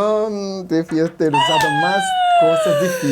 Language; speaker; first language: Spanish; non-native, learner; Portuguese